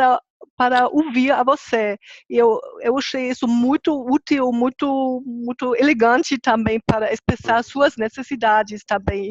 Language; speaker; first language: Portuguese; non-native, fluent; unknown